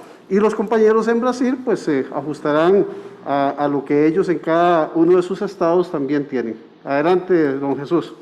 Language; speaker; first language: Spanish; native; Spanish